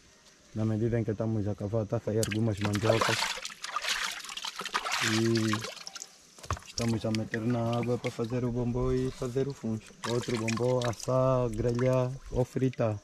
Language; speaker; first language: Portuguese; non-native, fluent; Vietnamese